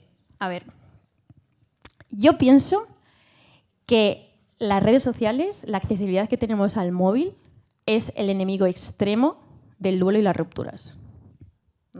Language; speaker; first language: Spanish; native; Spanish